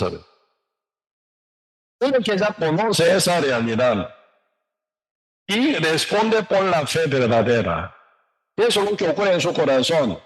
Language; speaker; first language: Spanish; non-native, learner; Korean